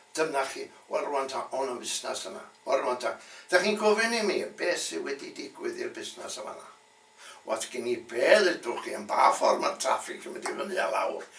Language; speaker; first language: Welsh; native; Welsh